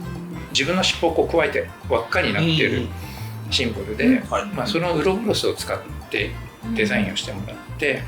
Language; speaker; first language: Japanese; native; Japanese